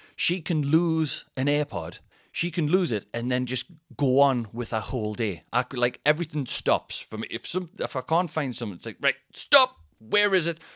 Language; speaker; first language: English; native; English